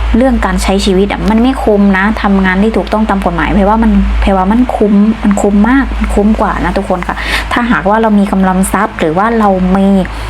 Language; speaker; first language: Thai; native; Thai